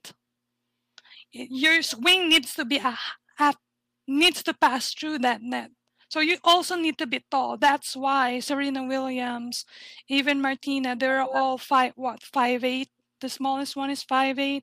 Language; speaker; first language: English; non-native, local second language; Filipino